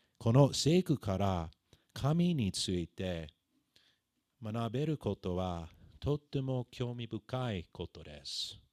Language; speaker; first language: Japanese; non-native, fluent; English